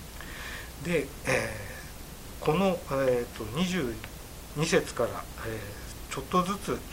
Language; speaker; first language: Japanese; native; Japanese